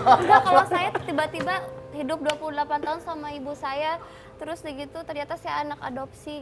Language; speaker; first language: Indonesian; native; Indonesian